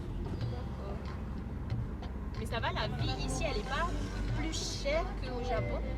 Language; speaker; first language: French; native; French